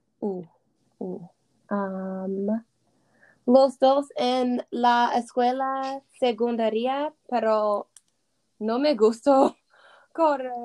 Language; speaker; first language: Spanish; non-native, learner; English